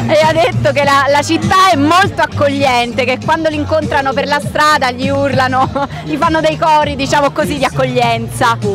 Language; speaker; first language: Italian; native; Italian